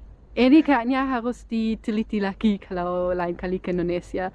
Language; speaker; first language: Indonesian; non-native, fluent; German